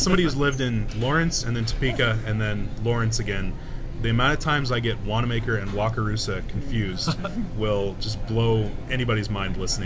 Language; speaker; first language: English; native; English